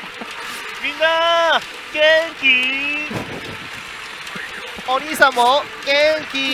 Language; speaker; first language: Japanese; native; Japanese